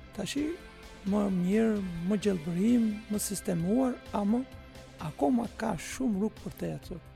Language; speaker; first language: Albanian; non-native, fluent; Turkish